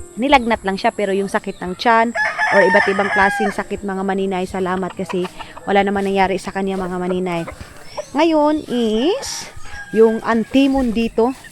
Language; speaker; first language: Filipino; non-native, local second language; Cebuano